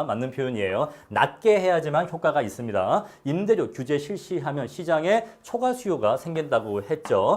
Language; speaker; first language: Korean; native; Korean